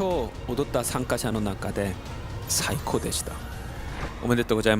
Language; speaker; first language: Japanese; non-native, learner; Korean